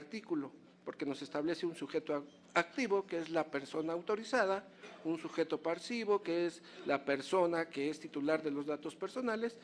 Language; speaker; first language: Spanish; native; Spanish